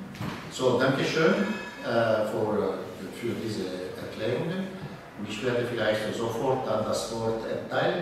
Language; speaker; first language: German; non-native, local second language; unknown